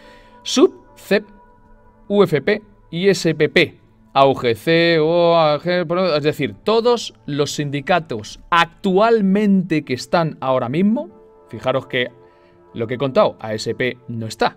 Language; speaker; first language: Spanish; native; Spanish